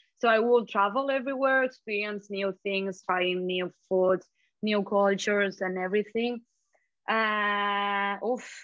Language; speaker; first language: English; non-native, fluent; Spanish